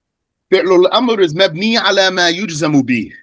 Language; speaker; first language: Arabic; non-native, fluent; English